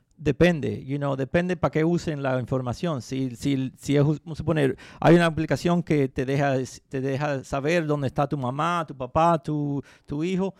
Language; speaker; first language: Spanish; early bilingual, heritage; Spanish